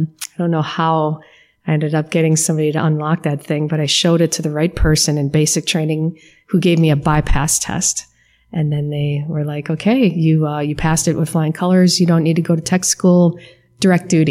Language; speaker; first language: English; native; English